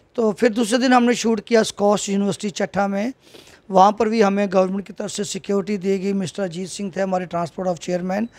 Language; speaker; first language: Hindi; native; Hindi